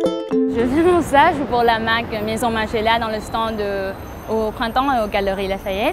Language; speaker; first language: French; non-native, fluent; Vietnamese